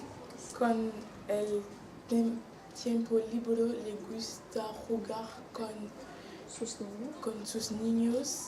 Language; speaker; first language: Spanish; non-native, learner; French